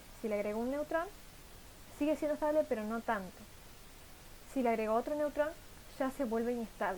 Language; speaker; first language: Spanish; native; Spanish